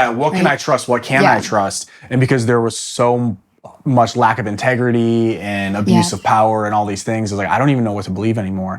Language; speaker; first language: English; native; English